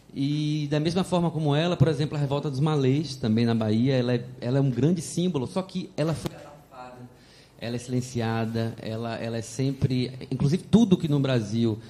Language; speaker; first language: Portuguese; native; Portuguese